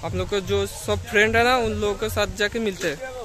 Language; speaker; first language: Hindi; non-native, local second language; Bangla